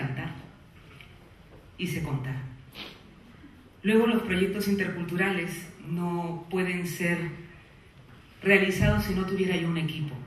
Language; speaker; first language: Spanish; native; Spanish